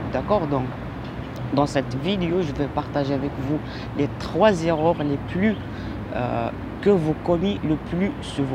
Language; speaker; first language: French; non-native, local second language; Arabic